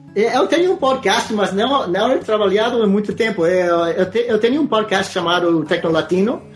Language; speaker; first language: Portuguese; non-native, fluent; English